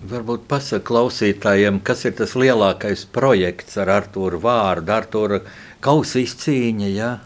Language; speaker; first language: Latvian; native; Latvian